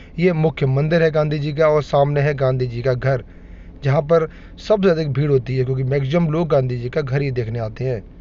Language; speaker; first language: Hindi; native; Hindi